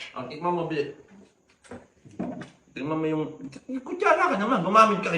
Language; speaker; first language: Filipino; native; Filipino